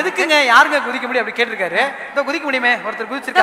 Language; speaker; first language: Tamil; native; Tamil